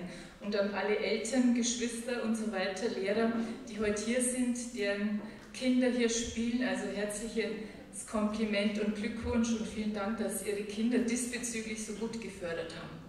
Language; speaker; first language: German; native; German